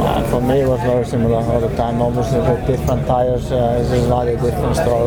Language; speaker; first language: English; non-native, fluent; Finnish